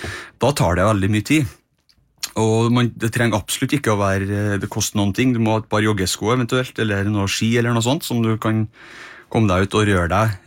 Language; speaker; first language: Norwegian; native; Norwegian